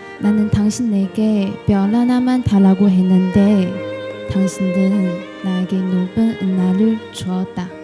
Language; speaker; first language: Korean; non-native, fluent; Chinese